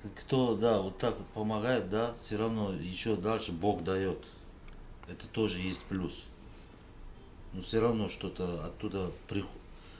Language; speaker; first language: Russian; non-native, local second language; Uzbek